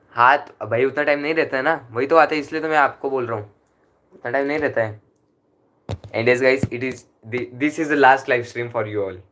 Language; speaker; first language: Hindi; non-native, local second language; Marathi